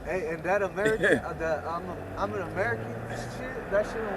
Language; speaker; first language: English; native; English